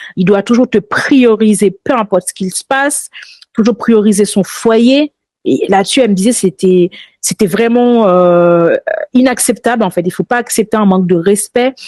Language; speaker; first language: French; early bilingual, other home language; Haitian Creole